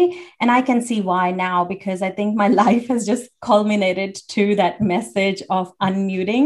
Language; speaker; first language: English; non-native, local second language; Hindi